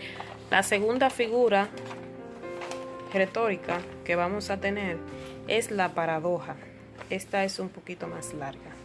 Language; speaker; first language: Spanish; native; Spanish